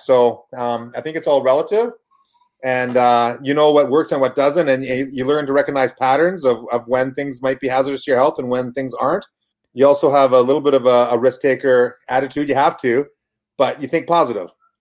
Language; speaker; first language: English; native; English